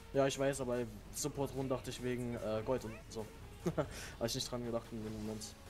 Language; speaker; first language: German; native; German